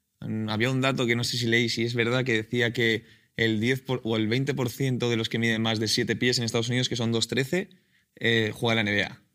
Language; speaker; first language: Spanish; native; Spanish